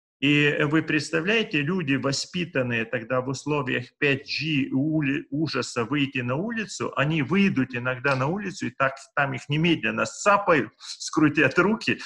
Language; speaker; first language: Russian; non-native, local second language; Lithuanian